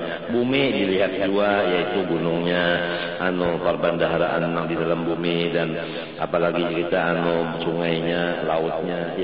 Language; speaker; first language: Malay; non-native, local second language; Banjar